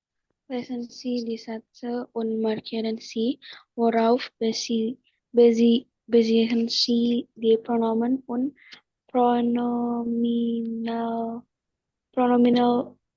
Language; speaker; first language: German; non-native, learner; Indonesian